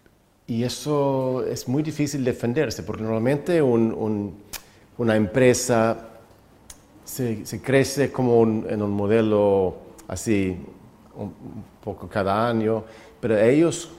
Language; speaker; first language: Spanish; non-native, fluent; Swedish